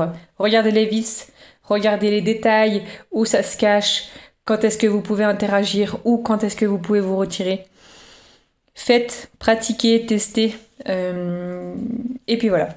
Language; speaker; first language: French; native; French